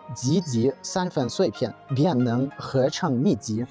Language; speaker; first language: Chinese; non-native, fluent; Russian